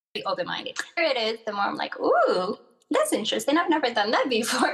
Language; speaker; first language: English; early bilingual, other home language; Arabic